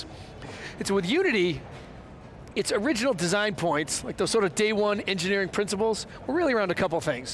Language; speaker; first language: English; native; English